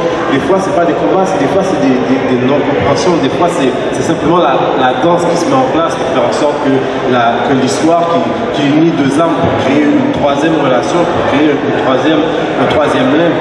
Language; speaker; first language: French; native; French